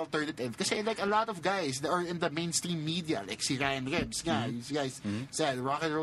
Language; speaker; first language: English; non-native, local second language; Filipino